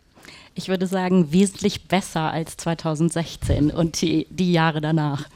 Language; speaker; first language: German; native; German